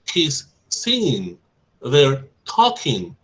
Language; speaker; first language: English; non-native, fluent; Spanish